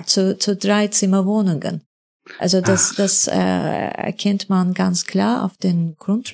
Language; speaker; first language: German; non-native, fluent; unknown